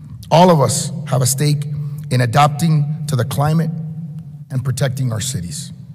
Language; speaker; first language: English; early bilingual, other home language; Spanish